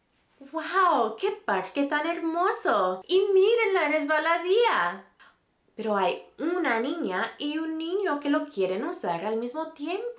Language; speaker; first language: Spanish; native; Spanish